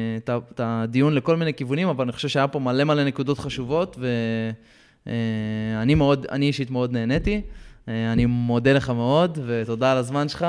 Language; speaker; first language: Hebrew; native; Hebrew